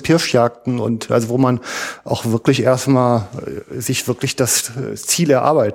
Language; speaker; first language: German; native; German